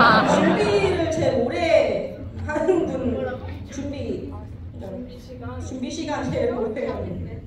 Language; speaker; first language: Korean; early bilingual, heritage; English